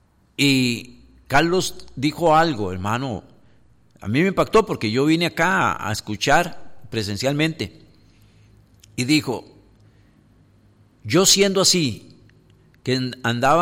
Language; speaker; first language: Spanish; native; Spanish